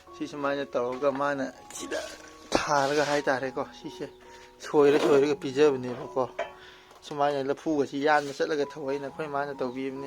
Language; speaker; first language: Manipuri; native; Manipuri